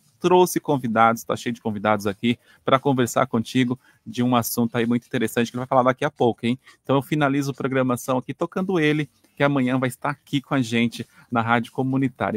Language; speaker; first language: Portuguese; native; Portuguese